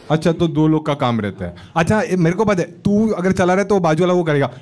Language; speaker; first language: Hindi; non-native, local second language; Marathi